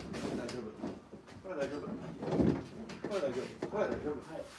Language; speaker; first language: Japanese; non-native, learner; English